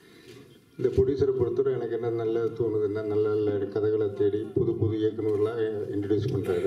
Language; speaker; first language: Tamil; native; Tamil